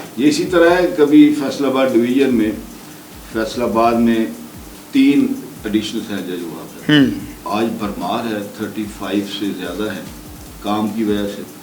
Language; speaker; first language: Urdu; non-native, local second language; Punjabi